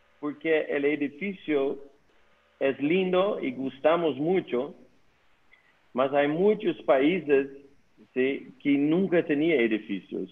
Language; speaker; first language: Spanish; non-native, learner; Dutch